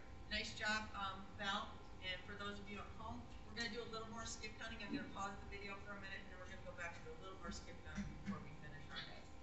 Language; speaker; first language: English; native; English